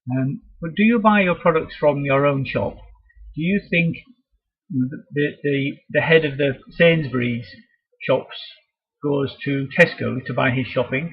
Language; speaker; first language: English; native; English